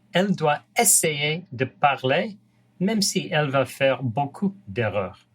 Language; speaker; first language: French; non-native, fluent; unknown